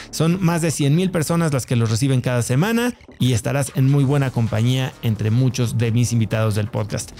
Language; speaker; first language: Spanish; native; Spanish